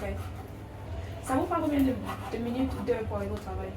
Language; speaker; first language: French; early bilingual, heritage; English